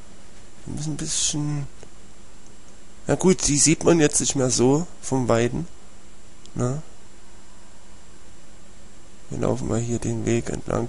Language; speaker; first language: German; native; German